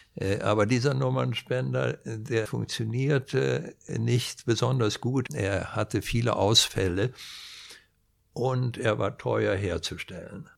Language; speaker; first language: German; non-native, fluent; Swedish